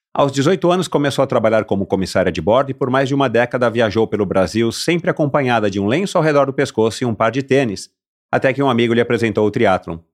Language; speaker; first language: Portuguese; native; Portuguese